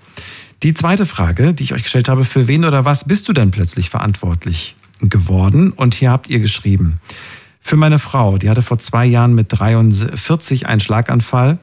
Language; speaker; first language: German; native; German